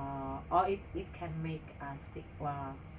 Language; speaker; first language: English; non-native, learner; Indonesian